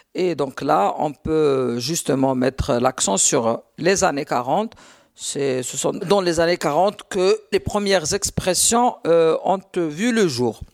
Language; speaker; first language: French; non-native, local second language; Arabic